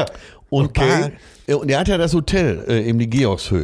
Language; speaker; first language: German; native; German